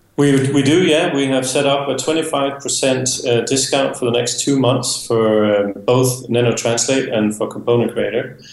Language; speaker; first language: English; non-native, fluent; Danish